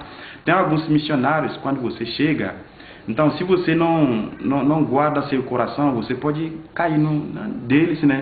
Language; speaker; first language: Portuguese; non-native, fluent; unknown